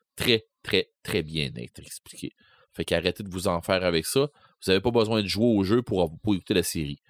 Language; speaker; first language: French; native; French